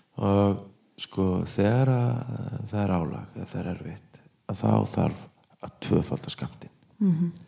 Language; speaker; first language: Icelandic; non-native, fluent; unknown